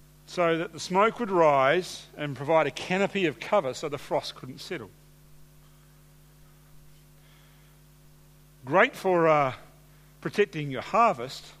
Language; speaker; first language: English; native; English